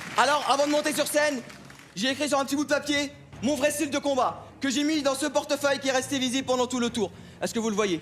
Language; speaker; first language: French; non-native, fluent; Arabic